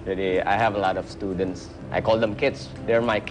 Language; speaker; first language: English; non-native, local second language; Indonesian